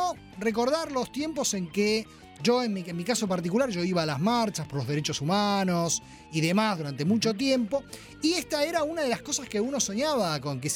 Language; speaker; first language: Spanish; native; Spanish